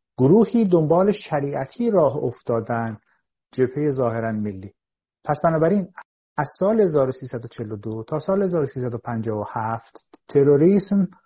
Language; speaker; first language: Persian; native; Persian